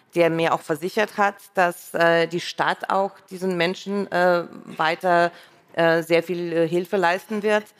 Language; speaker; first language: German; non-native, fluent; Russian